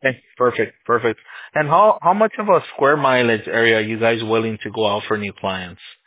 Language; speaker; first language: English; early bilingual, other home language; Spanish